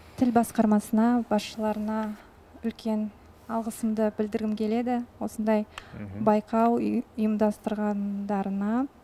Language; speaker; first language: Kazakh; non-native, local second language; Russian